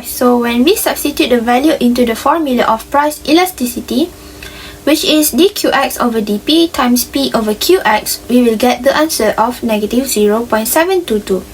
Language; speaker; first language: English; non-native, local second language; Malay